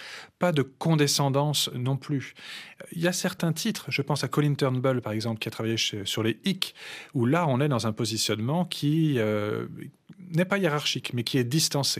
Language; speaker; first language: French; native; French